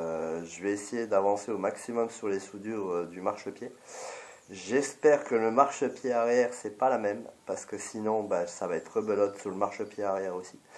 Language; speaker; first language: French; native; French